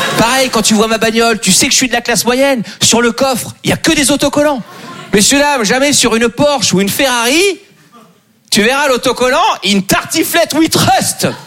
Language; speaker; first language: French; native; French